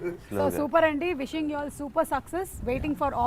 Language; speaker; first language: Telugu; native; Telugu